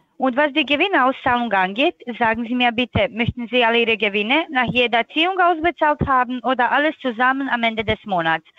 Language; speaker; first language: German; non-native, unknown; Bosnian